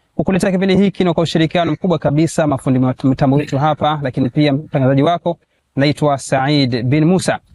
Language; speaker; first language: Swahili; native; Swahili